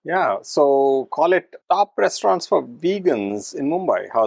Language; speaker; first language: English; non-native, local second language; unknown